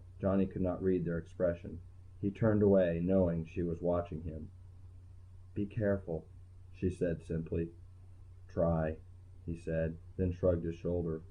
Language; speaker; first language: English; native; English